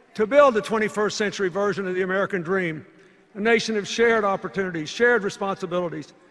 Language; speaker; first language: English; native; English